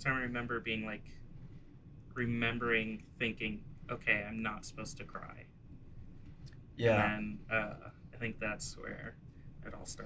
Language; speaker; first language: English; native; English